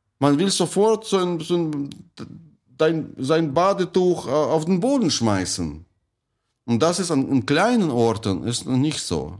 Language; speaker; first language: German; non-native, fluent; Russian